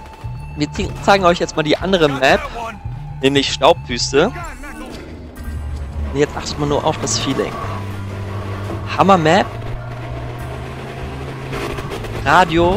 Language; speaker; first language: German; native; German